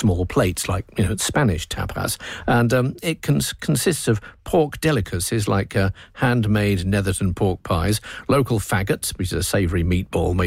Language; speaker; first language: English; native; English